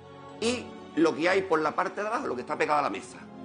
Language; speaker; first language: Spanish; native; Spanish